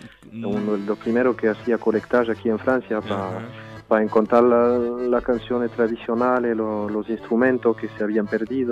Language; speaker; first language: Spanish; early bilingual, heritage; French